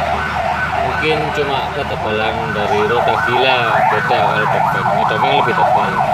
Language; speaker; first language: Indonesian; non-native, local second language; Javanese